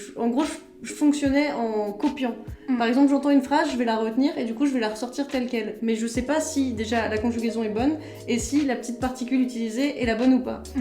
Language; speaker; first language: French; native; French